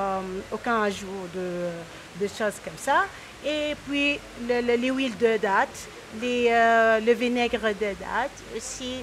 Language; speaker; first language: French; non-native, local second language; Arabic